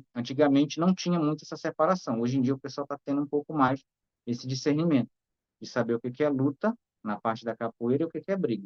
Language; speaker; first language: Portuguese; native; Portuguese